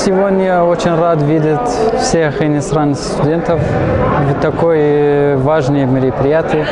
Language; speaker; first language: Russian; non-native, learner; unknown